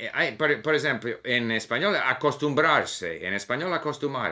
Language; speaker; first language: Portuguese; non-native, learner; English